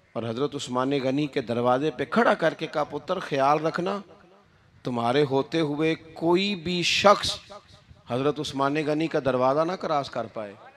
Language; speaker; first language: Urdu; non-native, local second language; Punjabi